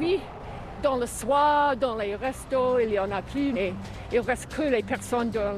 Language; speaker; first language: French; non-native, fluent; English